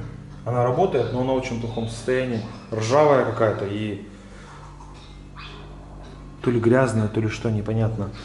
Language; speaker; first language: Russian; native; Russian